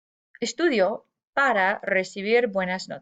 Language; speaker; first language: Spanish; non-native, fluent; English